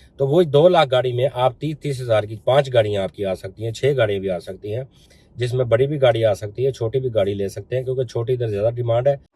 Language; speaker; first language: Urdu; non-native, local second language; Punjabi